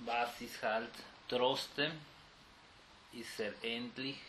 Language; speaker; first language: German; non-native, fluent; Spanish